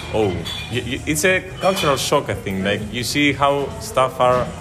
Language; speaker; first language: English; non-native, fluent; Greek